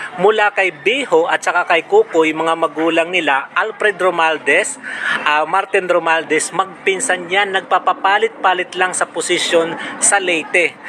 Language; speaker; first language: Filipino; non-native, local second language; Waray